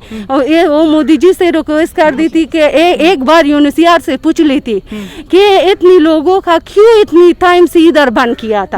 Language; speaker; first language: Hindi; non-native, learner; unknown